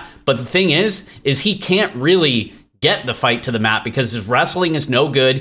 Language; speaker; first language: English; native; English